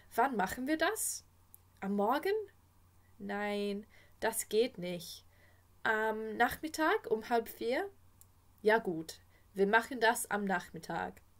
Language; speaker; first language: German; non-native, fluent; English